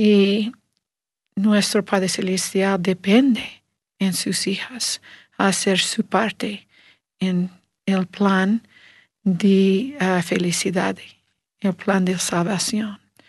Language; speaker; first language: Spanish; non-native, learner; English